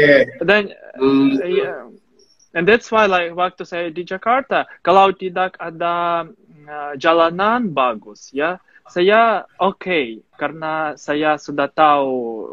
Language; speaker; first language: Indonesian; non-native, fluent; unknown